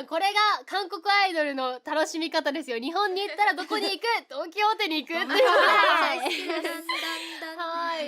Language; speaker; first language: Japanese; native; Japanese